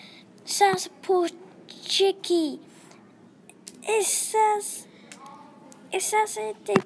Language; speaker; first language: French; non-native, learner; English